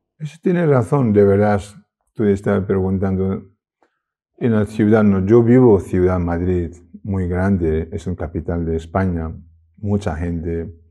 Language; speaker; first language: Spanish; non-native, learner; Tibetan